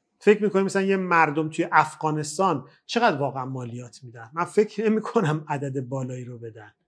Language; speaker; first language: Persian; native; Persian